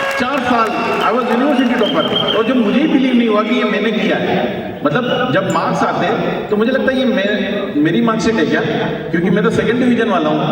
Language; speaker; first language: Hindi; native; Hindi